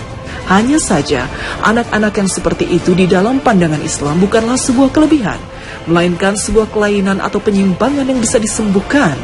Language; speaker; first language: Indonesian; native; Indonesian